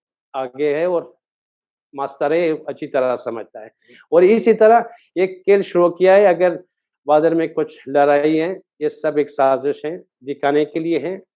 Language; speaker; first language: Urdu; non-native, fluent; Persian